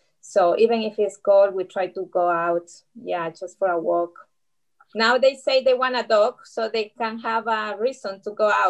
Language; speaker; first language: English; non-native, fluent; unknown